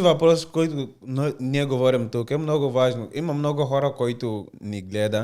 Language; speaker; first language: Bulgarian; non-native, learner; Portuguese